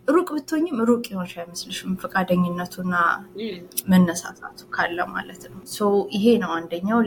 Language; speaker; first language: Amharic; native; Amharic